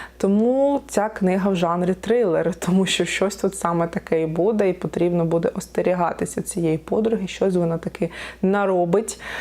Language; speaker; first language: Ukrainian; non-native, local second language; Russian